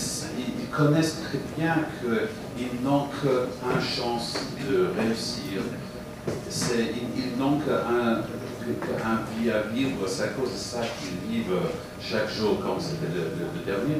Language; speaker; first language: French; non-native, fluent; English